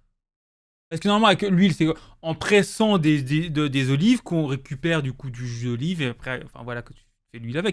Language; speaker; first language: French; native; French